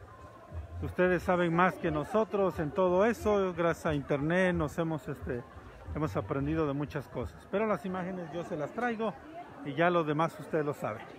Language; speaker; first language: Spanish; native; Spanish